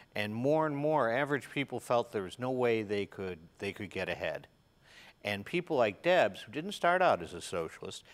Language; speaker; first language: English; native; English